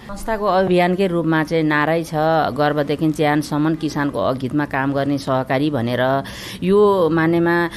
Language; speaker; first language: Nepali; native; Nepali